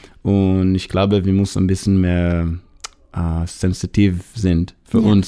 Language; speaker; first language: German; non-native, learner; Hebrew